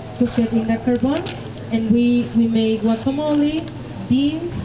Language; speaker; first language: English; non-native, learner; Spanish